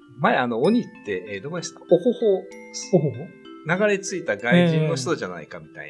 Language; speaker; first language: Japanese; native; Japanese